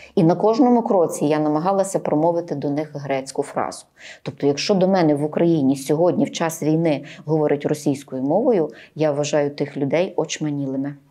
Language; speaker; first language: Ukrainian; native; Ukrainian